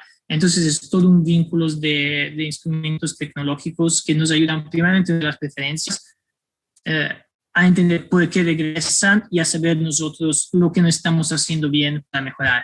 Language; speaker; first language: Spanish; non-native, fluent; Italian